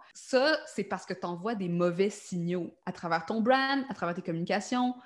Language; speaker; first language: French; native; French